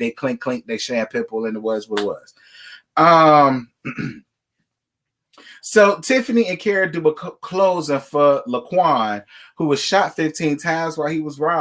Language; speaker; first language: English; native; English